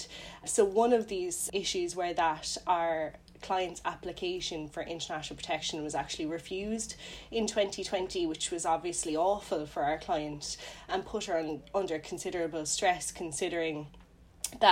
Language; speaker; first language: English; native; English